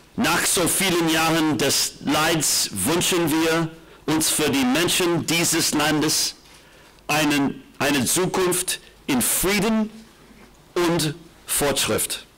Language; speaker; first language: German; non-native, learner; English